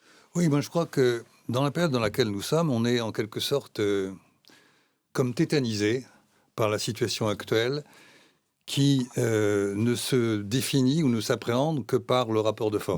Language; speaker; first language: French; native; French